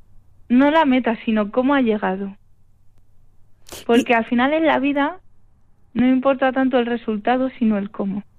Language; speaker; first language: Spanish; native; Spanish